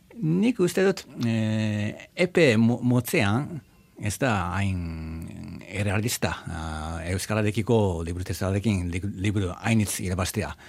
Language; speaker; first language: Basque; non-native, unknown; Japanese